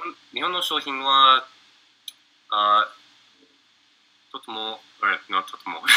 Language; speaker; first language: Japanese; non-native, learner; English